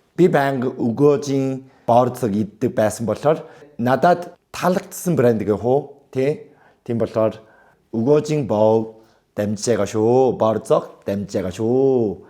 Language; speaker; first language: Mongolian; non-native, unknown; Korean